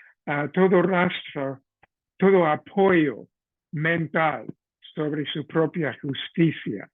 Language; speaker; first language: Spanish; non-native, fluent; English